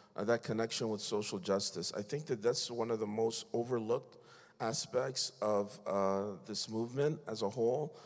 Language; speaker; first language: English; native; English